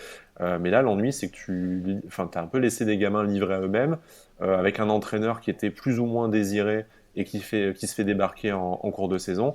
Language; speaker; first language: French; native; French